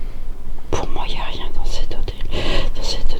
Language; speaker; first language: French; native; French